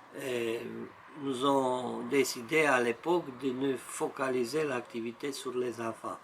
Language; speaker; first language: French; non-native, learner; Romanian